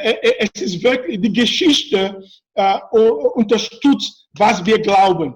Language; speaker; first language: German; non-native, fluent; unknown